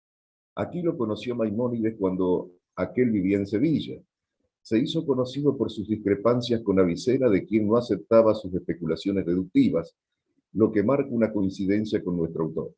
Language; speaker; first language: Spanish; native; Spanish